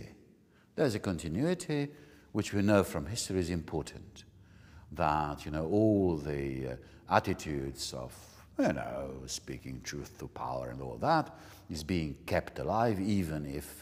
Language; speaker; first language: English; non-native, fluent; Hungarian